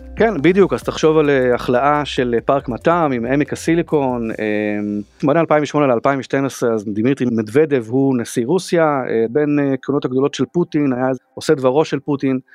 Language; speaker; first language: Hebrew; native; Hebrew